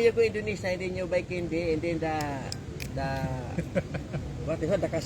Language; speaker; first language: English; non-native, learner; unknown